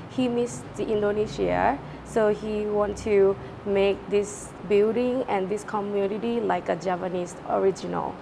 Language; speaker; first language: English; non-native, learner; Thai